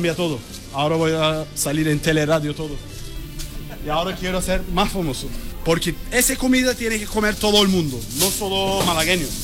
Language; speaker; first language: Spanish; non-native, learner; Turkish